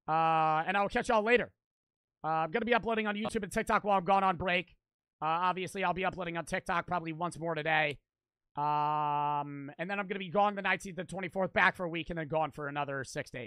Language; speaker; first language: English; native; English